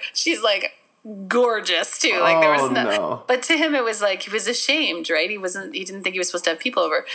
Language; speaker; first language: English; native; English